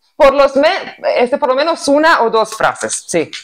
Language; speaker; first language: Spanish; non-native, fluent; Serbian